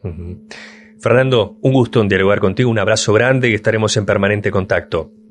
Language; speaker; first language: Spanish; native; Spanish